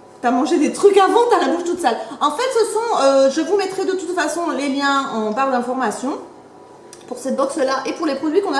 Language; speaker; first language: French; native; French